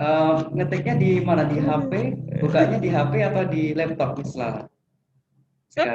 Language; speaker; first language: Indonesian; native; Indonesian